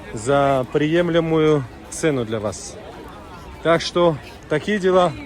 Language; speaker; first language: Russian; non-native, fluent; Tajik